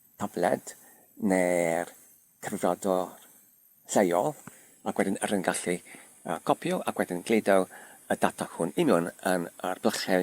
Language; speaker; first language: Welsh; non-native, learner; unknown